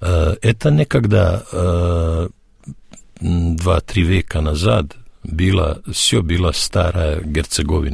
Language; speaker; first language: Russian; non-native, learner; Serbian